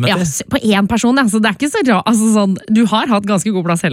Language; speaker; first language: Norwegian; native; Norwegian